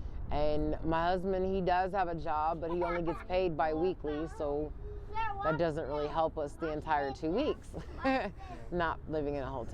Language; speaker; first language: English; native; English